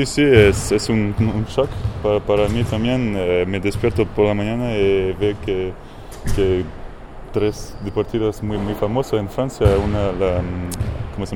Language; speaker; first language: Spanish; non-native, fluent; French